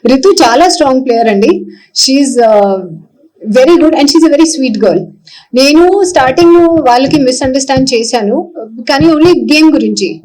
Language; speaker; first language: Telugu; non-native, learner; Hindi